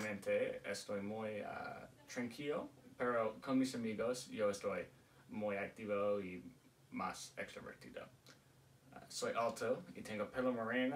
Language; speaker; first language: Spanish; non-native, learner; English